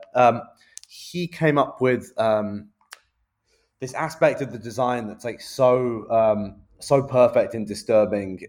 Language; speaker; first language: English; native; English